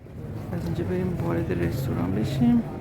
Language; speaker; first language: Persian; native; Persian